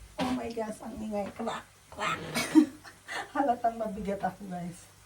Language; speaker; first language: Filipino; non-native, local second language; Waray